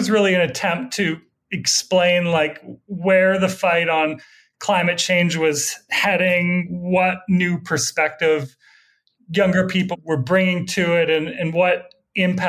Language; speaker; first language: English; native; English